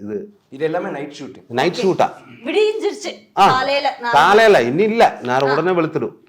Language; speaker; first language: Tamil; non-native, learner; Malayalam